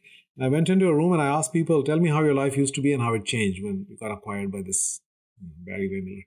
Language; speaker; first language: English; non-native, local second language; Hindi